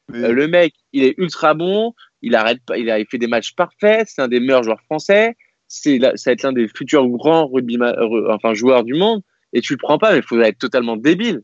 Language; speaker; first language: French; native; French